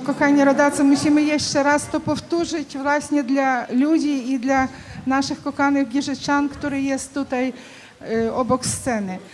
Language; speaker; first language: Polish; non-native, learner; Ukrainian